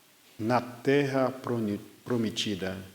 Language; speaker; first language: Portuguese; non-native, fluent; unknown